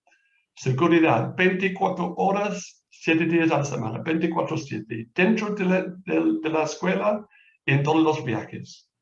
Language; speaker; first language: Spanish; non-native, fluent; English